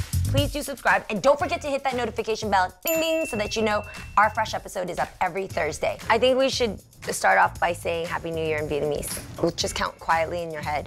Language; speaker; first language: English; early bilingual, other home language; Vietnamese